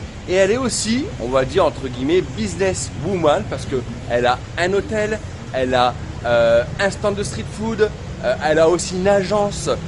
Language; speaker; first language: French; native; French